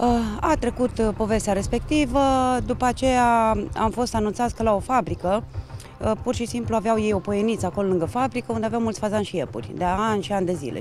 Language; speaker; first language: Romanian; native; Romanian